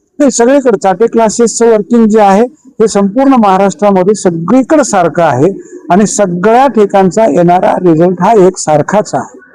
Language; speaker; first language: Marathi; native; Marathi